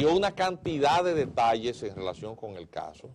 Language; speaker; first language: Spanish; native; Spanish